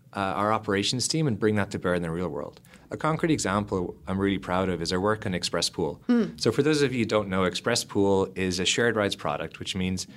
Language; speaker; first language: English; native; English